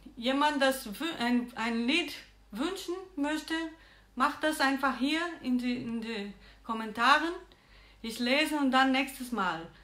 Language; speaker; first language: German; non-native, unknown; Portuguese